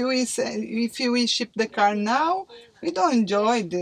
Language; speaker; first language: English; non-native, learner; Portuguese